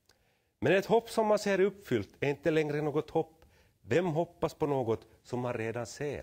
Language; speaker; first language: Swedish; native; Swedish